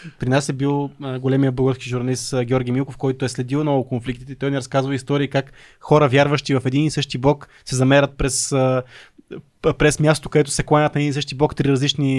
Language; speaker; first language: Bulgarian; native; Bulgarian